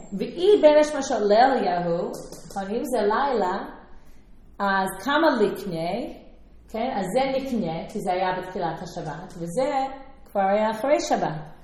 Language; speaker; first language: Hebrew; non-native, fluent; English